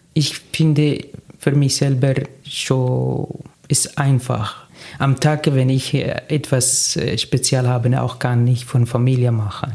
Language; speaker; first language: German; non-native, learner; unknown